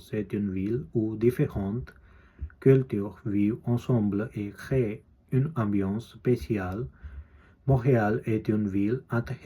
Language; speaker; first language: French; non-native, learner; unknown